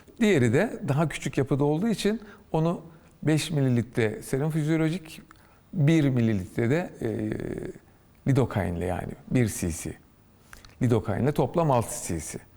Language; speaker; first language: Turkish; native; Turkish